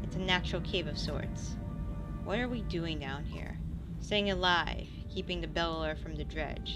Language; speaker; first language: English; native; English